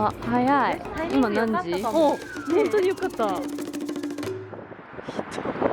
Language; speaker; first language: Japanese; non-native, learner; Korean